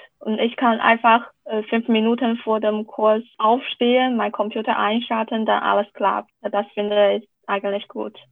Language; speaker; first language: German; non-native, fluent; Chinese